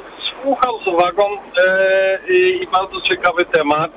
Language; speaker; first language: Polish; early bilingual, heritage; Polish